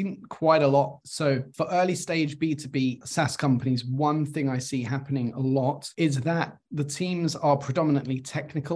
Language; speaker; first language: English; native; English